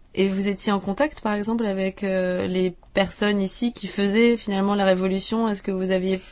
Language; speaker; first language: French; native; French